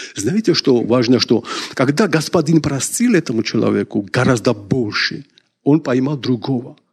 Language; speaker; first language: Russian; non-native, local second language; Georgian